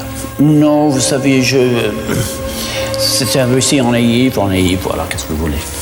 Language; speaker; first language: French; non-native, fluent; English